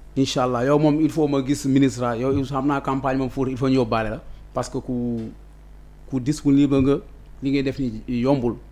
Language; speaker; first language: Wolof; non-native, local second language; Fula